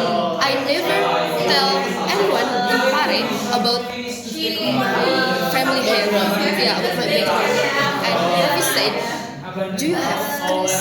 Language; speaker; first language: English; non-native, learner; Indonesian